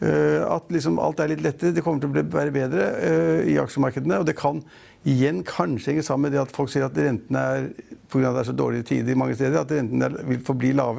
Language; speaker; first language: Norwegian; native; Norwegian